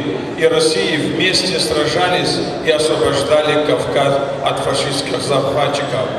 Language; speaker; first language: Russian; native; Russian